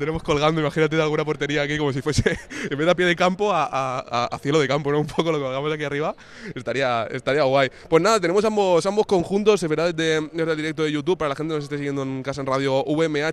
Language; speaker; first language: Spanish; native; Spanish